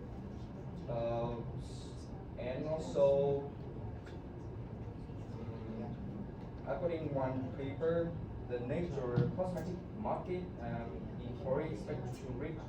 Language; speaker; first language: English; non-native, learner; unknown